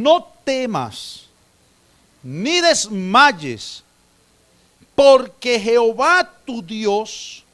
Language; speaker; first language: Spanish; native; Spanish